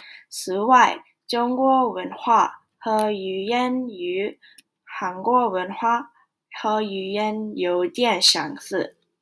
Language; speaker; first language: Chinese; non-native, learner; Korean